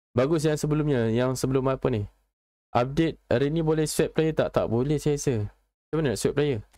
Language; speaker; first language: Malay; native; Malay